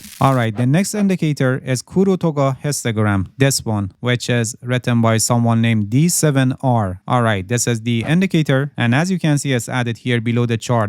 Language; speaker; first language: English; non-native, fluent; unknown